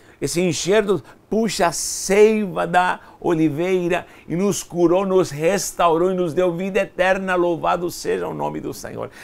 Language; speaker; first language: Portuguese; non-native, fluent; Spanish